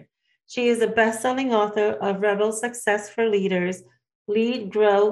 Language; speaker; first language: English; native; English